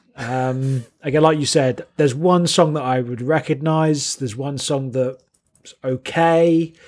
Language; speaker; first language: English; native; English